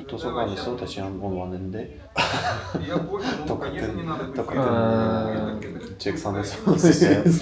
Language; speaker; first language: Korean; non-native, learner; Russian